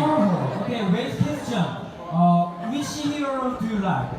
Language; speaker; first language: English; non-native, learner; Korean